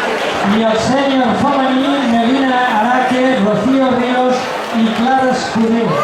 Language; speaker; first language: Catalan; native; Catalan